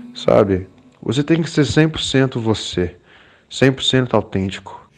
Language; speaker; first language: Portuguese; early bilingual, other home language; English